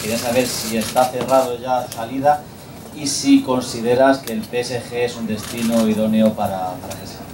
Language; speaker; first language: Spanish; native; Spanish